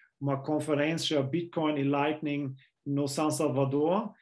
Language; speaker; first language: Portuguese; non-native, fluent; German